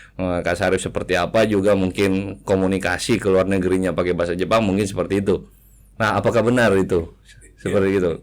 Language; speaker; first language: Indonesian; native; Indonesian